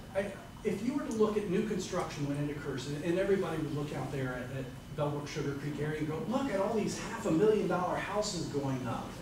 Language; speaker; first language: English; native; English